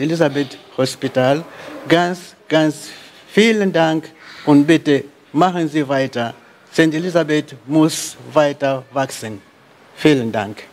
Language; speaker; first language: German; non-native, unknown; Swahili